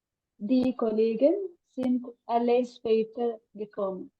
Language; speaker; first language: German; non-native, learner; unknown